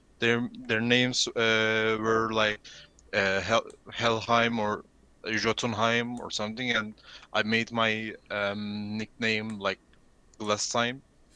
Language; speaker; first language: English; non-native, learner; Turkish